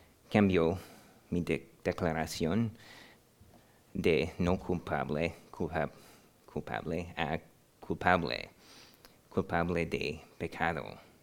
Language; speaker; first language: Spanish; non-native, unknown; English